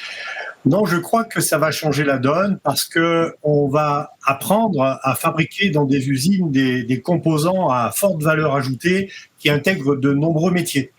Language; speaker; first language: French; native; French